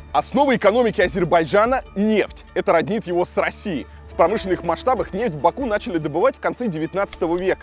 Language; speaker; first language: Russian; native; Russian